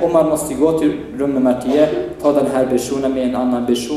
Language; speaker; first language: Swedish; non-native, fluent; Arabic